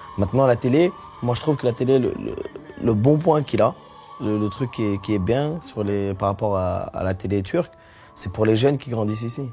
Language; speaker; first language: French; early bilingual, other home language; Turkish